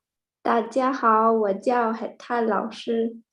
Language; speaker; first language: Chinese; non-native, fluent; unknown